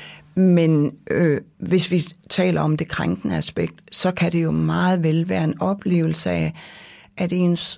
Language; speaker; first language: Danish; native; Danish